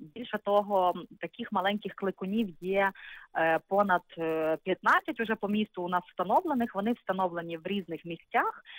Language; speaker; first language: Ukrainian; native; Ukrainian